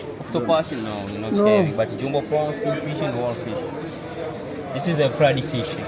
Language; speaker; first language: English; non-native, local second language; Swahili